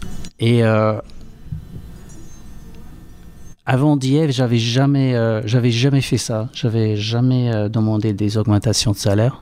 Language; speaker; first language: French; non-native, fluent; English